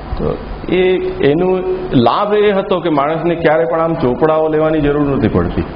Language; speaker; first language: Gujarati; native; Gujarati